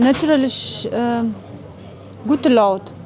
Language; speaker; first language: German; non-native, learner; Uzbek